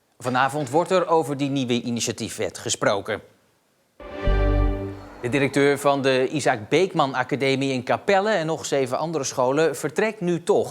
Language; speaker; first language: Dutch; native; Dutch